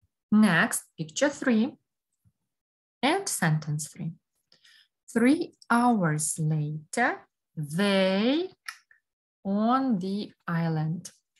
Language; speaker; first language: English; non-native, fluent; Ukrainian